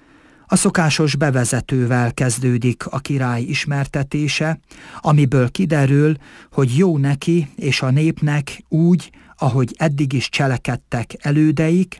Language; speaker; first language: Hungarian; native; Hungarian